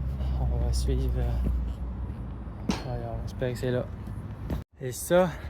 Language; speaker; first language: French; native; French